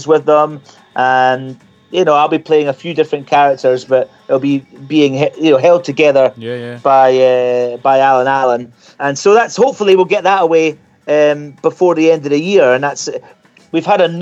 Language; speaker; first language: English; native; English